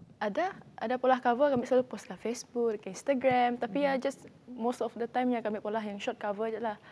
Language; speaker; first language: Malay; native; Malay